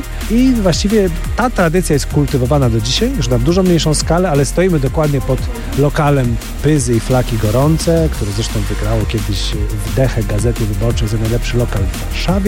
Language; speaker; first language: Polish; native; Polish